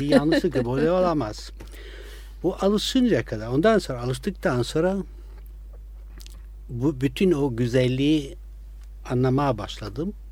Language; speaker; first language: Turkish; non-native, fluent; Italian